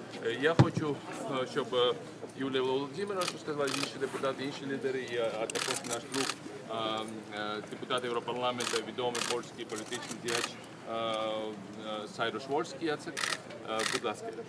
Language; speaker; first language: Ukrainian; non-native, fluent; Georgian